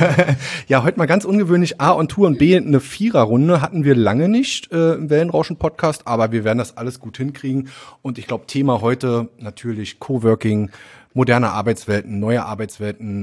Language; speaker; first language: German; native; German